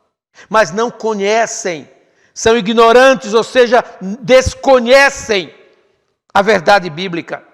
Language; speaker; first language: Portuguese; native; Portuguese